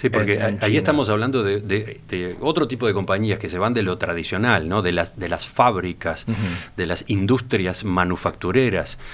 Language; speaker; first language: Spanish; native; Spanish